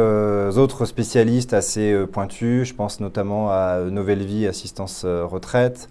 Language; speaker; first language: French; native; French